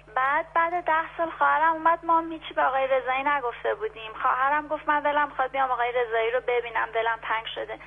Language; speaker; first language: Persian; native; Persian